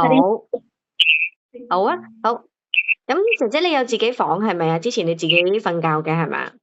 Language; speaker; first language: Chinese; native; Chinese